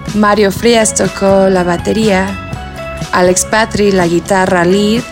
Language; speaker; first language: Spanish; early bilingual, heritage; Spanish